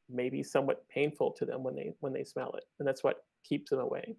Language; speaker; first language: English; native; English